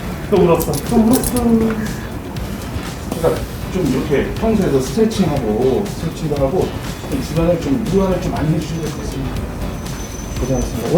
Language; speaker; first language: Korean; native; Korean